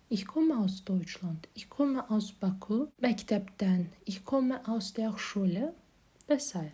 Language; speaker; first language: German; non-native, fluent; Azerbaijani